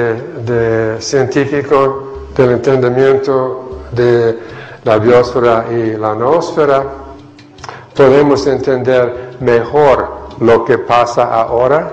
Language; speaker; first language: Spanish; non-native, fluent; English